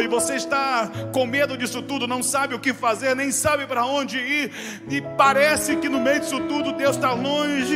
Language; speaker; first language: Portuguese; native; Portuguese